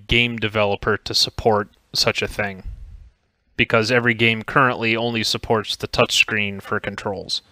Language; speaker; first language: English; native; English